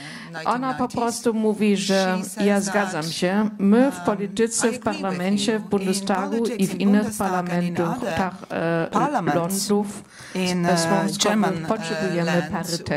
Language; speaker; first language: Polish; non-native, fluent; German